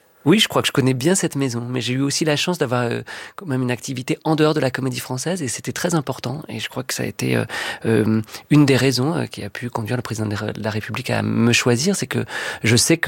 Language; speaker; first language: French; native; French